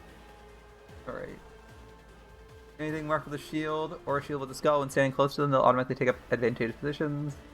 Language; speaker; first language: English; native; English